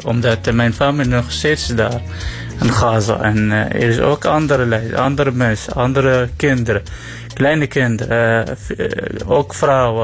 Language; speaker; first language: Dutch; non-native, learner; Arabic